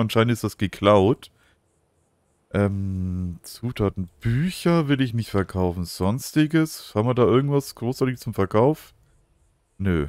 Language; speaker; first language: German; native; German